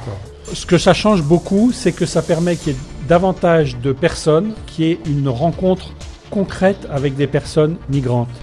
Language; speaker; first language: French; native; French